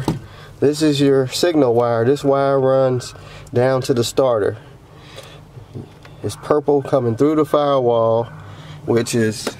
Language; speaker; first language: English; native; English